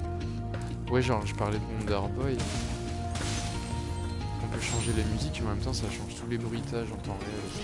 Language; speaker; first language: French; native; French